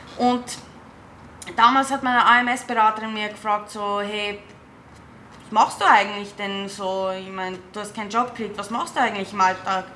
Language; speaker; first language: German; non-native, fluent; English